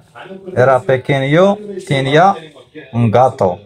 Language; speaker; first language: Spanish; non-native, learner; Arabic